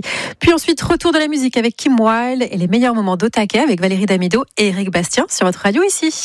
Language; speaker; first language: French; native; French